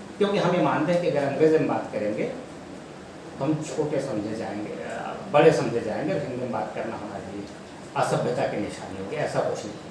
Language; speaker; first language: Hindi; native; Hindi